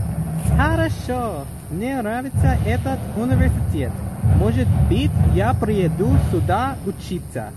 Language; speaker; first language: Russian; non-native, learner; English